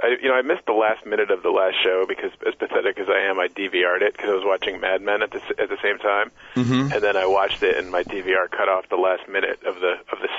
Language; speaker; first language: English; native; English